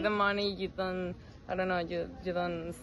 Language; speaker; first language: English; non-native, fluent; Spanish